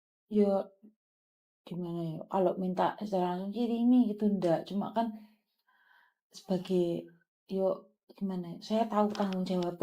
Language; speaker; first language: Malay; non-native, local second language; Javanese